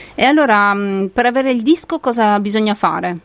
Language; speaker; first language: Italian; native; Italian